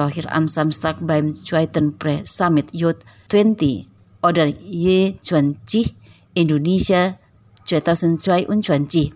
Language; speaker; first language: German; non-native, fluent; Indonesian